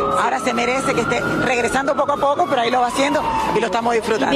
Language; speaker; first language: Spanish; native; Spanish